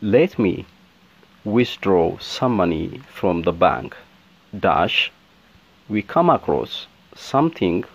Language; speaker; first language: English; non-native, local second language; Amharic